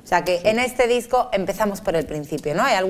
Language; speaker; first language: Spanish; native; Spanish